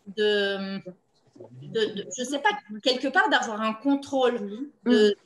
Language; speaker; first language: French; non-native, fluent; Romanian